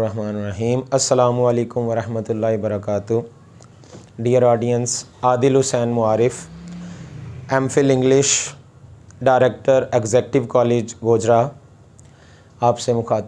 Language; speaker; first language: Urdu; non-native, local second language; Punjabi